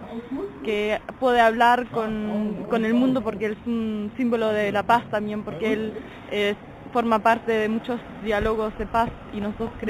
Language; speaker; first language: Spanish; non-native, learner; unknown